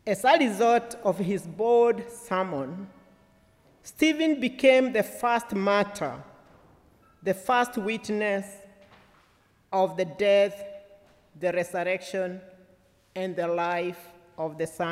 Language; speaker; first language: English; non-native, local second language; Kikuyu